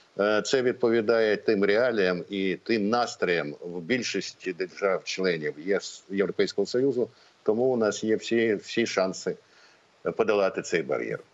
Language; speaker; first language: Ukrainian; native; Ukrainian